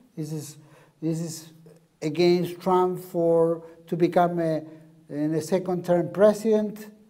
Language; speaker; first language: English; non-native, learner; Spanish